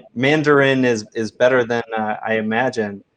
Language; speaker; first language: English; native; English